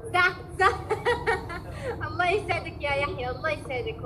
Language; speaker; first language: Arabic; native; Arabic